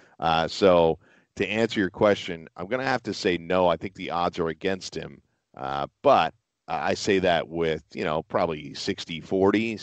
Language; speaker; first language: English; native; English